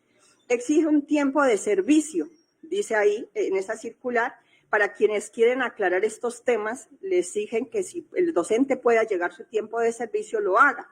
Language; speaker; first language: Spanish; native; Spanish